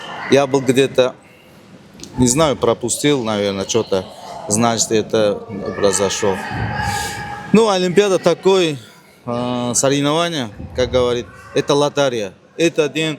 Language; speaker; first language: Russian; non-native, learner; Uzbek